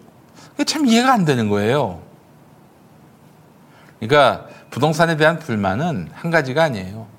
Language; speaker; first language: Korean; native; Korean